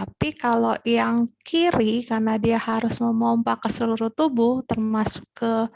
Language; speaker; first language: Indonesian; native; Indonesian